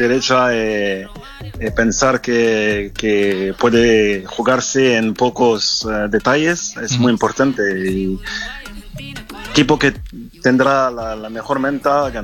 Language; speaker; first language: Spanish; non-native, fluent; French